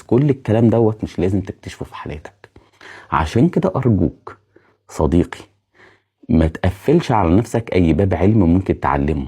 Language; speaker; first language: Arabic; native; Arabic